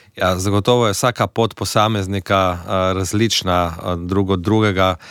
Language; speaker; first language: Slovenian; native; Slovenian